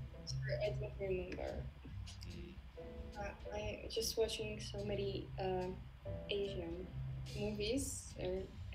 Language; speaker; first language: English; non-native, learner; Polish